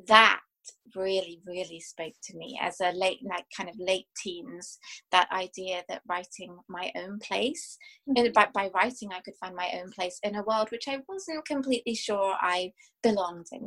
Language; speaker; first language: English; native; English